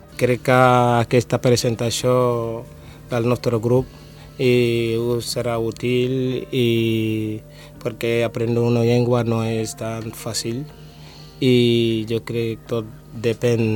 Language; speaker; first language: Catalan; non-native, learner; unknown